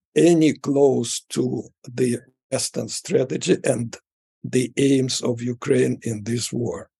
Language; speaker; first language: English; non-native, fluent; Russian